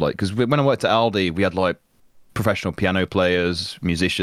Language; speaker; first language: English; native; English